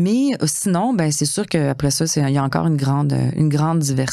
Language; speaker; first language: French; native; French